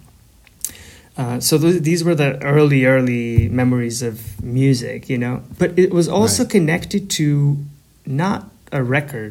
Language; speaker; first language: English; non-native, fluent; Albanian